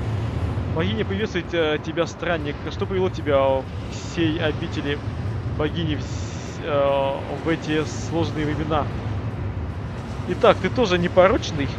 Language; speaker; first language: Russian; native; Russian